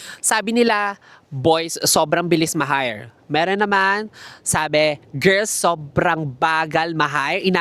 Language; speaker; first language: Filipino; native; Filipino